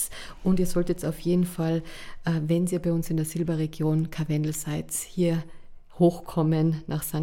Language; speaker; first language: German; native; German